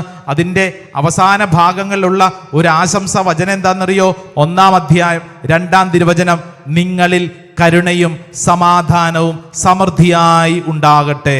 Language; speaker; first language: Malayalam; native; Malayalam